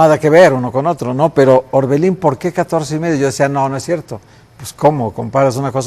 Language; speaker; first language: Spanish; native; Spanish